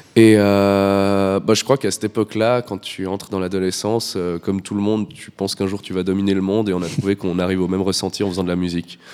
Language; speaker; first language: French; native; French